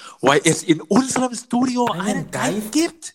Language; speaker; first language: German; non-native, learner; Thai